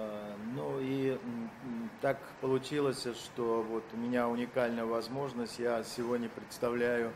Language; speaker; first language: Russian; native; Russian